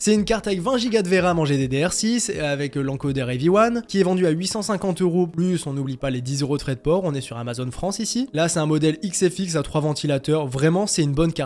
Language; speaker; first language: French; native; French